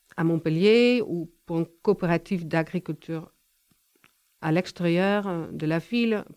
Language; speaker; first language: French; non-native, fluent; Dutch